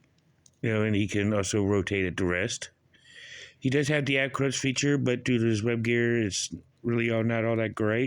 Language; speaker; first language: English; native; English